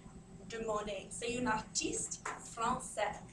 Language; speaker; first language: French; non-native, fluent; English